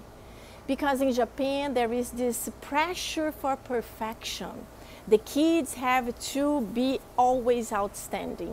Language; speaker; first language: English; non-native, fluent; Portuguese